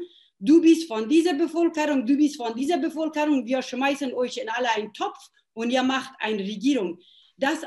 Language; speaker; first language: German; non-native, fluent; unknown